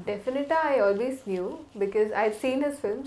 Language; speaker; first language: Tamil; non-native, learner; Tulu